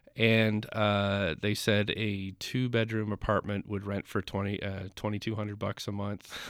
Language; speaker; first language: English; native; English